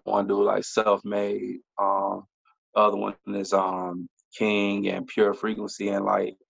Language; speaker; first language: English; native; English